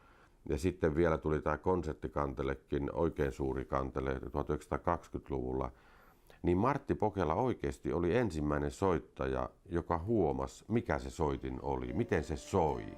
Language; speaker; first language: Finnish; native; Finnish